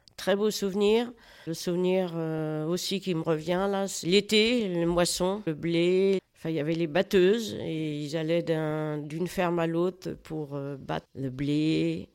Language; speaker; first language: French; native; French